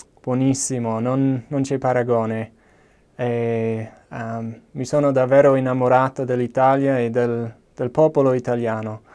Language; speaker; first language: Italian; non-native, fluent; English